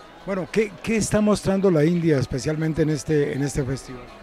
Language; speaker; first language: Spanish; native; Spanish